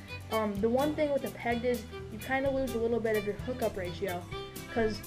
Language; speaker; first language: English; native; English